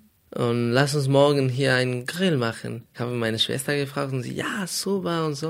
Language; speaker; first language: German; non-native, fluent; Spanish